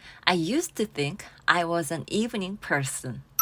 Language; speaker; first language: English; non-native, fluent; Korean